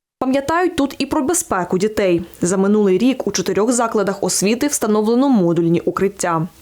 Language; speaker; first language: Ukrainian; native; Ukrainian